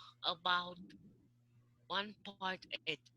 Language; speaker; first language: English; non-native, learner; Vietnamese